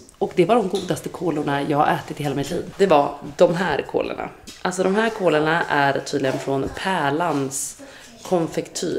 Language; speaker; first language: Swedish; native; Swedish